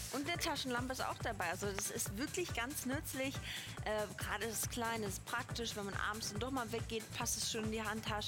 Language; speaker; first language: German; native; German